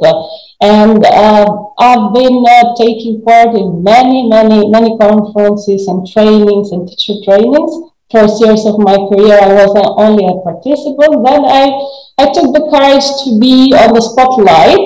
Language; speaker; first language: English; non-native, fluent; Albanian